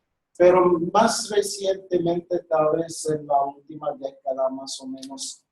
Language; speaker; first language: Spanish; non-native, fluent; English